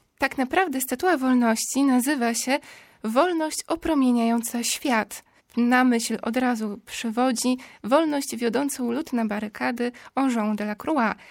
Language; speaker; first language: Polish; native; Polish